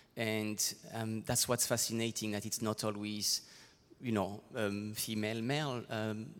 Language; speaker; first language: English; non-native, fluent; French